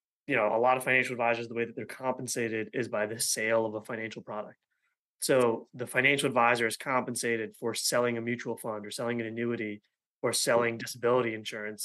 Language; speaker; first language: English; native; English